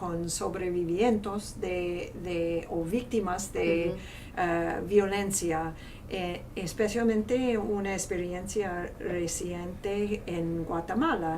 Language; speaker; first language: Spanish; non-native, fluent; English